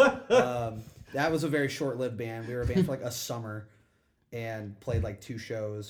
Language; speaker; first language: English; native; English